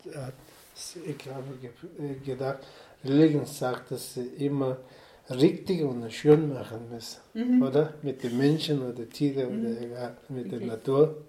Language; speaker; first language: German; non-native, fluent; Nepali